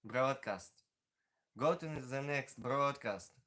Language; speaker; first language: English; non-native, learner; Ukrainian